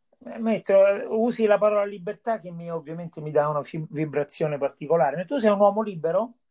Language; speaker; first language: Italian; native; Italian